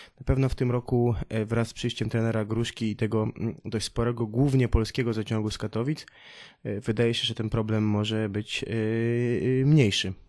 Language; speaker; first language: Polish; native; Polish